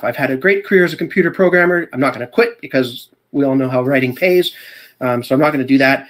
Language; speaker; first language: English; native; English